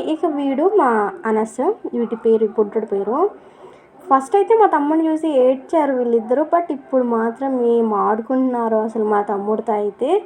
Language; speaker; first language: Telugu; non-native, local second language; Urdu